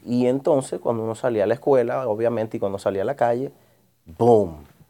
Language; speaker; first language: Spanish; early bilingual, heritage; Spanish